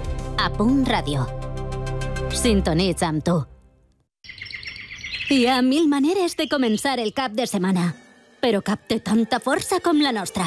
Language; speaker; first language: Catalan; native; Catalan